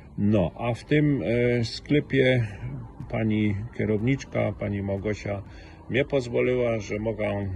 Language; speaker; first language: Polish; native; Polish